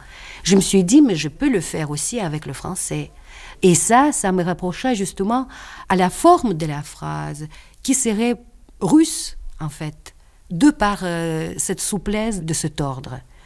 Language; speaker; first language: French; non-native, fluent; Russian